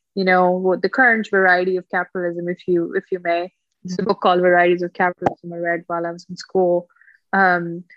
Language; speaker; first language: English; non-native, local second language; Punjabi